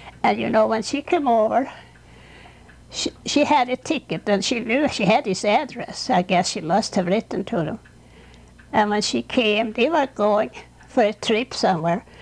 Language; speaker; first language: English; non-native, fluent; Swedish